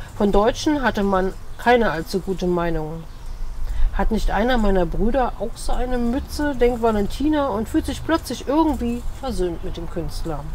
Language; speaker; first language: German; native; German